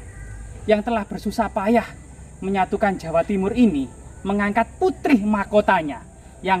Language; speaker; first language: Indonesian; native; Indonesian